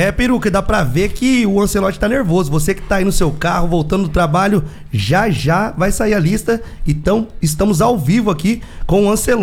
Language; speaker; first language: Portuguese; native; Portuguese